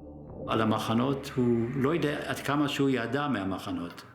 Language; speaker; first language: Hebrew; early bilingual, other home language; German